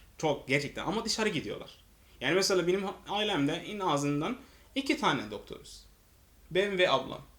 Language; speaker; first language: Turkish; non-native, fluent; Arabic